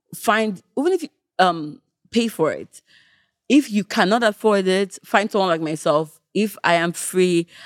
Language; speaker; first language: English; non-native, local second language; Yoruba